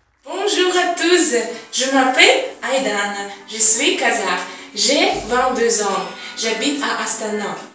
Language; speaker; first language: French; non-native, learner; Kazakh